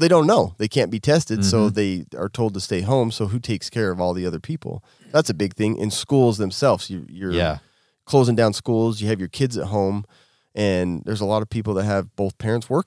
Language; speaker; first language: English; native; English